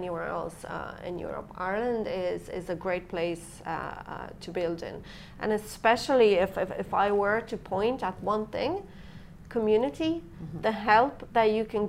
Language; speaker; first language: English; non-native, fluent; Romanian